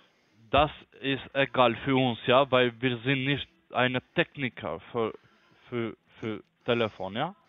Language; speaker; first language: German; non-native, learner; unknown